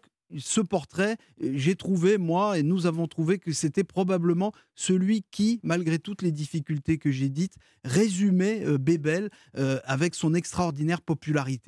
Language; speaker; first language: French; native; French